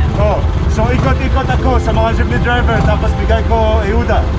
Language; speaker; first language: Filipino; non-native, learner; Arabic